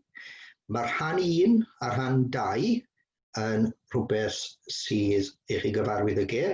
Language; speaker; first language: Welsh; native; Welsh